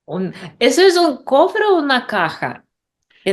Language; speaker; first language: Spanish; non-native, learner; English